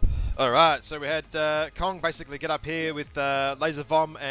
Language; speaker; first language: English; native; English